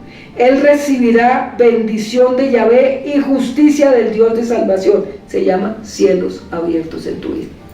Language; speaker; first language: Spanish; native; Spanish